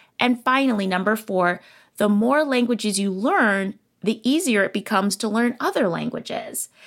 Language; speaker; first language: English; native; English